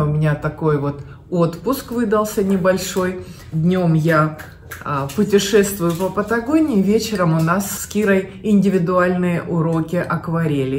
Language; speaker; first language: Russian; native; Russian